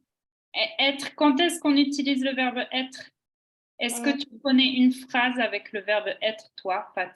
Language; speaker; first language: French; native; French